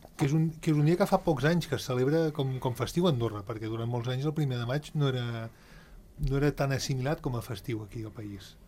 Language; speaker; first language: Catalan; native; Catalan